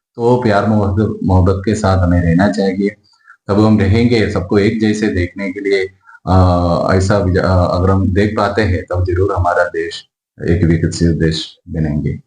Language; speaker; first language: Hindi; non-native, local second language; Malayalam